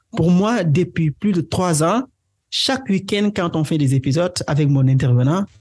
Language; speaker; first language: French; non-native, local second language; Wolof